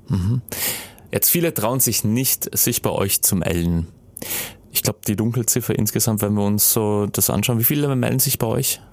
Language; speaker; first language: German; native; German